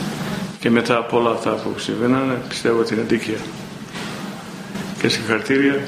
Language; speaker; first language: Greek; non-native, fluent; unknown